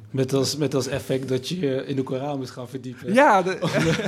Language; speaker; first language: Dutch; native; Dutch